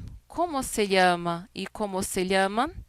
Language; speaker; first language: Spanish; non-native, fluent; Portuguese